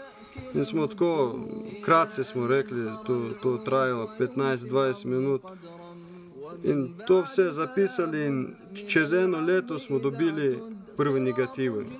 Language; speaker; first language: Slovenian; non-native, learner; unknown